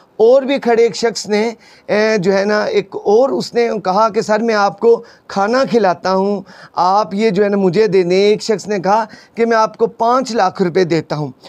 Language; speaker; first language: Urdu; non-native, local second language; Punjabi